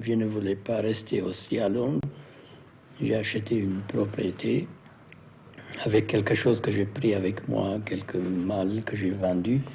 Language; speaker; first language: French; non-native, fluent; Amharic